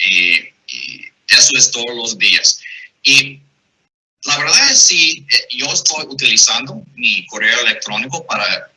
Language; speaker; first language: Spanish; non-native, fluent; English